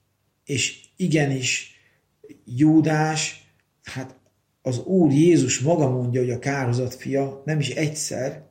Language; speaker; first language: Hungarian; native; Hungarian